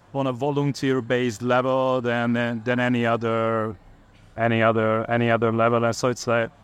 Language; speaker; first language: English; non-native, fluent; Hungarian